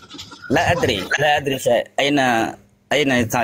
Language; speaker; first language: Arabic; non-native, learner; Indonesian